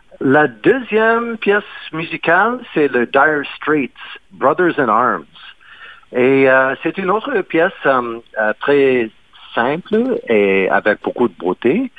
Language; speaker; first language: French; non-native, fluent; English